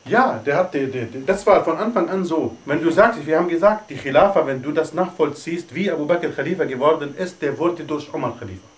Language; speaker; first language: German; non-native, fluent; Arabic